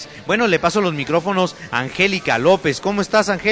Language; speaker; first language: Spanish; native; Spanish